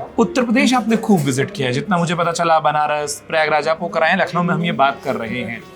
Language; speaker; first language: Hindi; native; Hindi